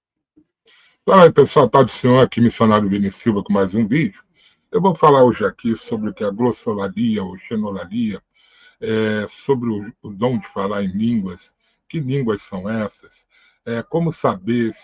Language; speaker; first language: Portuguese; native; Portuguese